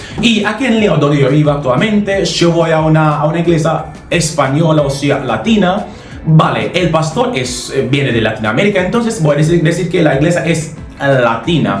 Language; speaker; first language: Spanish; non-native, fluent; English